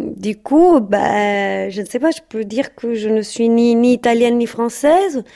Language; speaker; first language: French; non-native, fluent; Italian